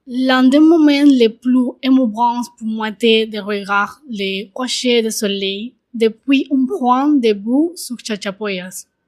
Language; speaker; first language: French; non-native, learner; Spanish